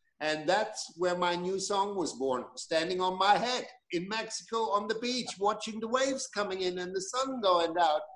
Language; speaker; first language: English; non-native, fluent; German